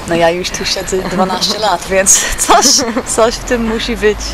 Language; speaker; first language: Polish; non-native, fluent; English